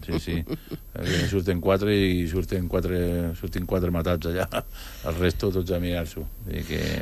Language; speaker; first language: Catalan; native; Catalan